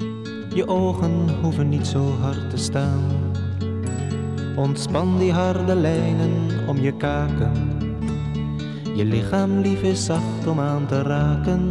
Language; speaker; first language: Dutch; native; Dutch